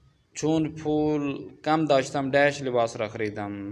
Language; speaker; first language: Persian; non-native, fluent; Urdu